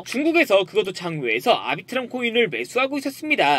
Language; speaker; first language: Korean; native; Korean